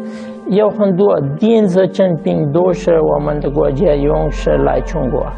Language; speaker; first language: Chinese; non-native, learner; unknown